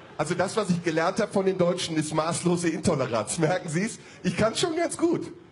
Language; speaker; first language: German; early bilingual, other home language; Turkish